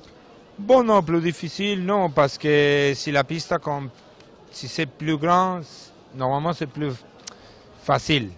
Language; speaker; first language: French; non-native, learner; Spanish